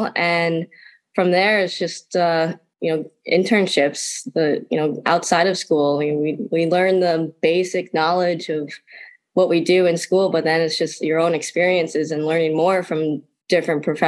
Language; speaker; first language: English; native; English